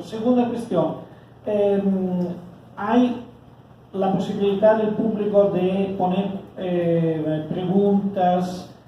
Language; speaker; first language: Spanish; non-native, fluent; Italian